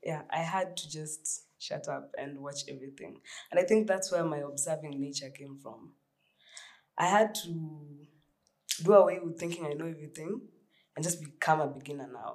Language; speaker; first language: English; non-native, local second language; Swahili